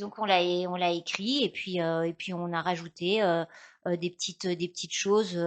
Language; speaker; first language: French; native; French